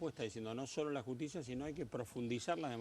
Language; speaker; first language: Spanish; native; Spanish